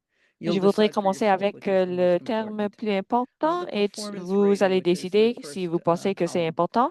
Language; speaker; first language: French; non-native, fluent; English